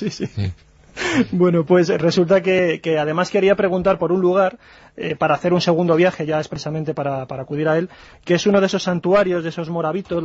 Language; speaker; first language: Spanish; native; Spanish